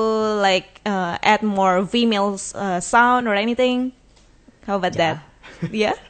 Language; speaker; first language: English; non-native, fluent; Indonesian